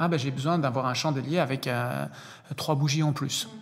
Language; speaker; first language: French; native; French